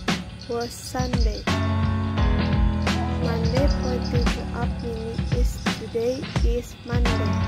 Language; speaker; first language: English; non-native, learner; Indonesian